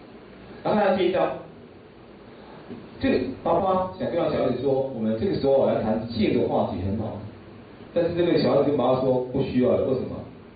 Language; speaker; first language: Chinese; native; Chinese